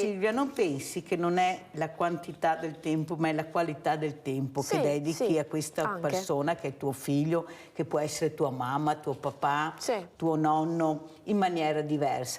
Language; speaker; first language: Italian; native; Italian